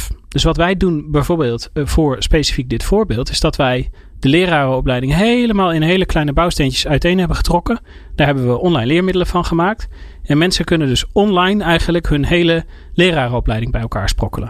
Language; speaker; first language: Dutch; native; Dutch